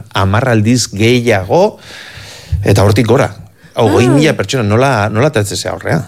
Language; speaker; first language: Basque; native; Basque